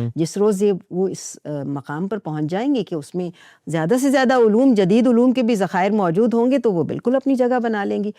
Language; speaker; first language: Urdu; non-native, local second language; Punjabi